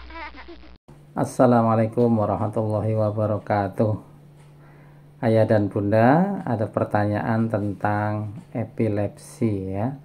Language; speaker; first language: Indonesian; native; Indonesian